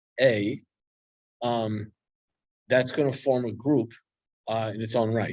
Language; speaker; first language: English; native; English